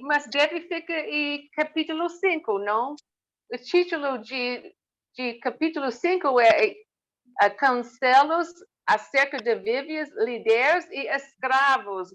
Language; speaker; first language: Portuguese; non-native, learner; English